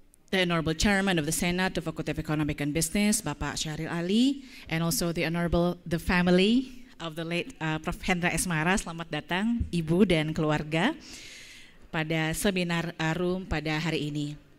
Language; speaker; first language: English; non-native, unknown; Indonesian